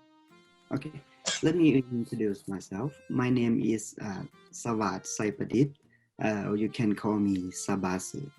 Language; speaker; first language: English; non-native, fluent; Lao